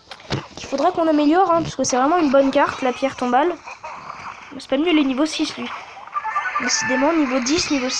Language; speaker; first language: French; native; French